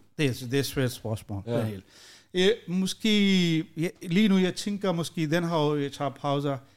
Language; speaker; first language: Danish; non-native, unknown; Urdu